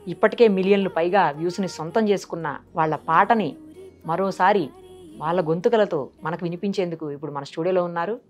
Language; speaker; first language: Telugu; native; Telugu